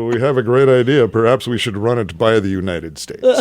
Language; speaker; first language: English; native; English